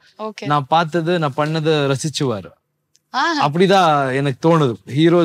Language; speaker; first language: Tamil; non-native, local second language; Kannada